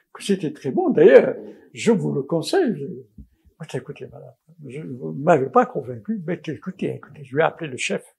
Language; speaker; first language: French; non-native, local second language; Arabic